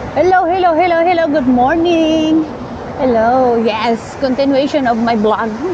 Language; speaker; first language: Filipino; non-native, local second language; Bikol